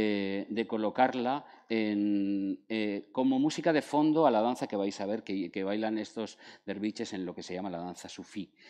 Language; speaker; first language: Spanish; native; Spanish